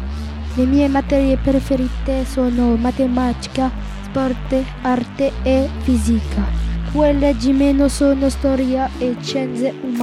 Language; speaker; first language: Italian; non-native, learner; French